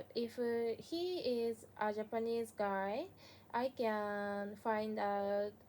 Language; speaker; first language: English; non-native, learner; Japanese